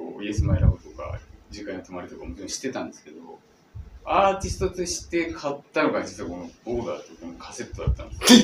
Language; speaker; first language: Japanese; native; Japanese